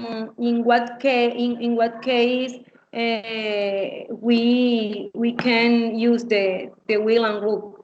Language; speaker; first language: English; non-native, learner; Spanish